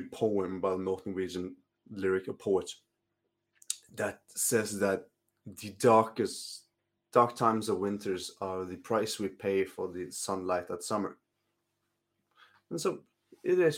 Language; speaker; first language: English; non-native, fluent; Norwegian